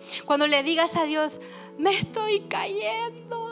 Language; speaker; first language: Spanish; native; Spanish